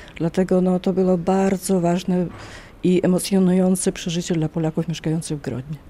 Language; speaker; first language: Polish; early bilingual, heritage; Polish